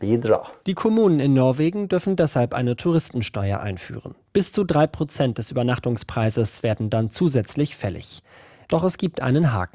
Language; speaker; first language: German; native; German